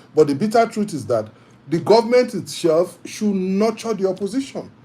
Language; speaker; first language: English; non-native, local second language; Yoruba